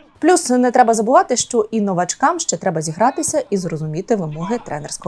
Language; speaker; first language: Ukrainian; native; Ukrainian